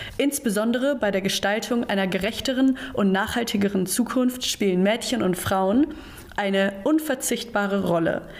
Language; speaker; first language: German; native; German